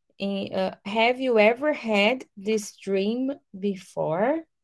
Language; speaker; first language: English; non-native, fluent; Portuguese